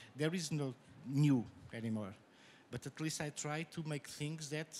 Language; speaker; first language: English; non-native, fluent; Portuguese